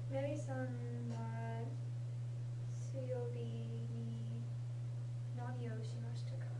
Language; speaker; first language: Japanese; non-native, learner; English